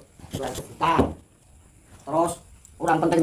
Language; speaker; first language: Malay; non-native, local second language; Javanese